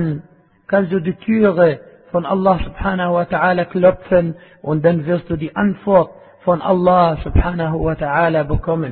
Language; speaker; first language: German; non-native, fluent; Arabic